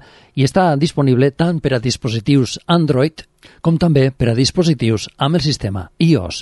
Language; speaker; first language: Catalan; native; Catalan